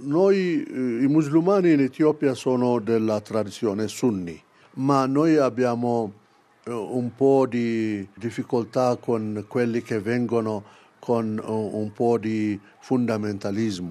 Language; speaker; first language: Italian; non-native, fluent; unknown